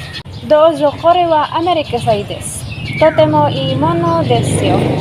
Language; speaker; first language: Japanese; non-native, learner; Filipino